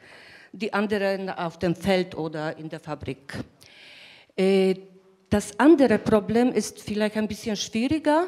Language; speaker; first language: German; non-native, fluent; Polish